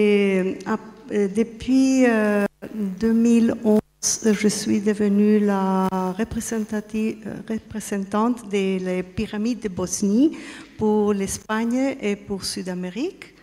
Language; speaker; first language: French; non-native, fluent; Spanish